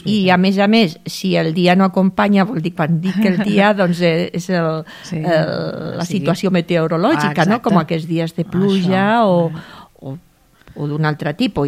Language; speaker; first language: Catalan; native; Catalan